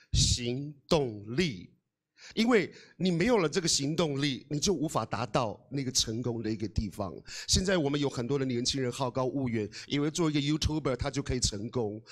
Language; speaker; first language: Chinese; non-native, local second language; Amis